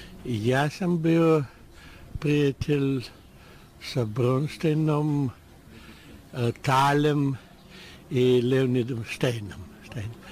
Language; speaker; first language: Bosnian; non-native, learner; Russian